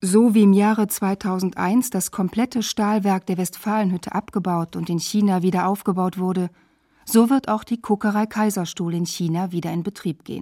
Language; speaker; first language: German; native; German